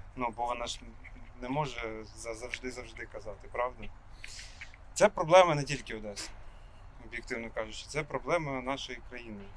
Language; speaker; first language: Ukrainian; non-native, local second language; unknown